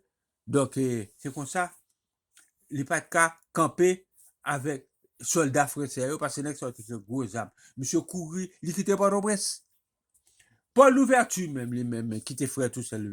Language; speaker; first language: French; non-native, local second language; Haitian Creole